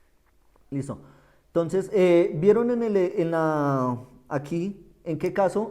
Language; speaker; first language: Spanish; native; Spanish